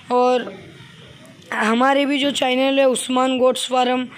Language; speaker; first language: Hindi; non-native, local second language; Urdu